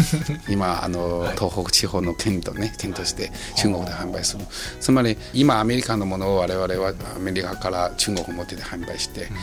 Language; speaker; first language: Japanese; non-native, fluent; Chinese